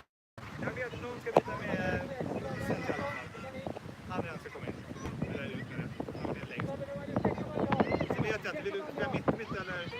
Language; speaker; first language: Swedish; native; Swedish